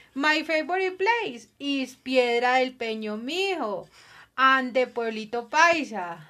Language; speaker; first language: English; non-native, fluent; Spanish